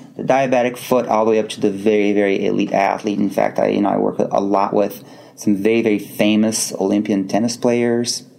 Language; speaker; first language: English; non-native, fluent; Portuguese